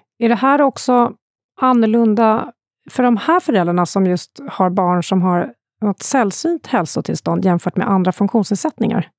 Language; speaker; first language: Swedish; native; Swedish